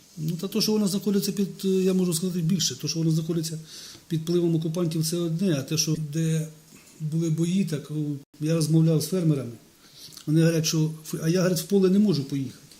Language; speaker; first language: Ukrainian; non-native, local second language; Russian